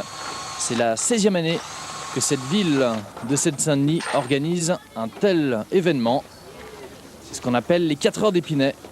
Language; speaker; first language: French; native; French